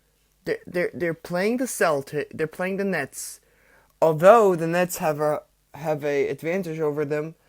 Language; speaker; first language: English; native; English